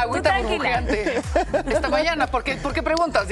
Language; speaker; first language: Spanish; native; Spanish